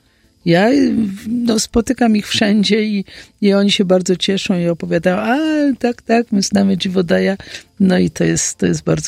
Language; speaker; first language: Polish; native; Polish